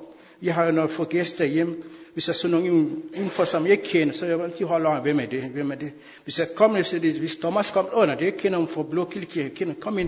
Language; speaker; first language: Danish; non-native, fluent; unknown